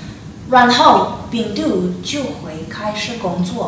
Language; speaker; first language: Chinese; non-native, learner; English